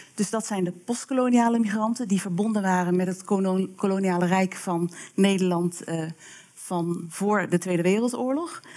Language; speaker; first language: Dutch; native; Dutch